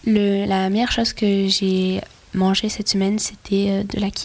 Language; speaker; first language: French; non-native, learner; Swedish